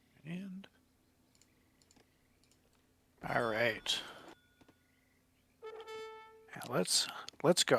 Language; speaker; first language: English; native; English